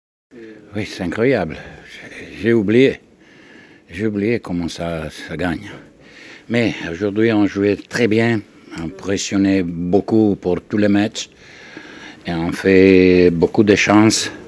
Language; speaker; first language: French; non-native, learner; Italian